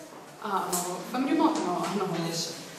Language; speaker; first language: Japanese; non-native, learner; Swedish